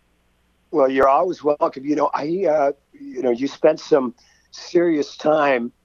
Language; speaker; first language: English; native; English